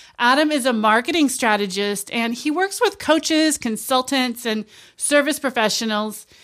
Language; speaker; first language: English; native; English